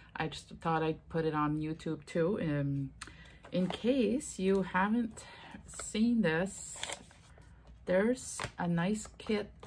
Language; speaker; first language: English; native; English